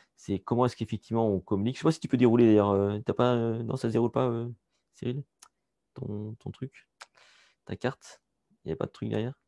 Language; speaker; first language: French; native; French